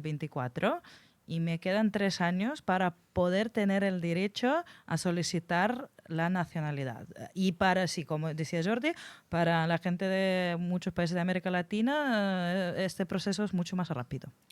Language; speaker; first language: Spanish; non-native, fluent; Russian